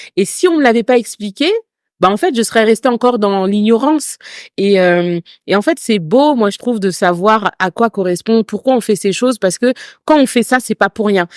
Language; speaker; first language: French; native; French